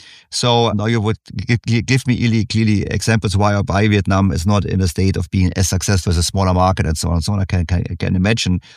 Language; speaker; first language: English; non-native, fluent; German